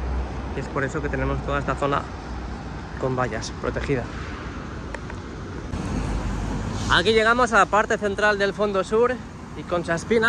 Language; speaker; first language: Spanish; native; Spanish